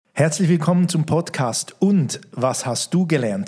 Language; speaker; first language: German; native; German